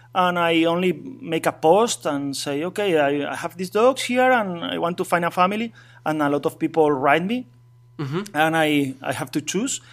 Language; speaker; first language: English; non-native, learner; Spanish